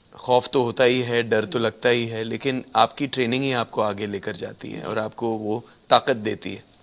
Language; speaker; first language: Hindi; native; Hindi